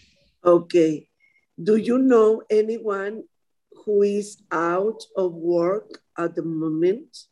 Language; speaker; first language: English; non-native, learner; Spanish